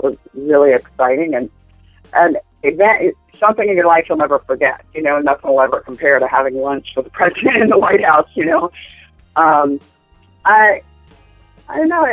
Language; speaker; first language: English; native; English